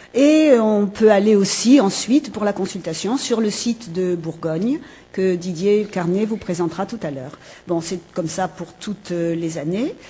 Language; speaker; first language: French; native; French